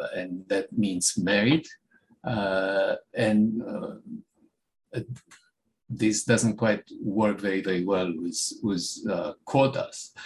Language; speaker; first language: English; non-native, fluent; Romanian